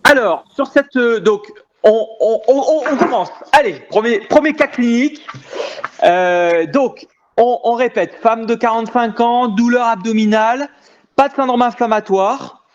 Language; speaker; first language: French; native; French